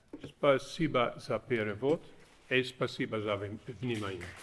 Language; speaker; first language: Russian; non-native, learner; Dutch